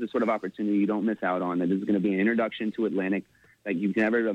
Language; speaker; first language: English; native; English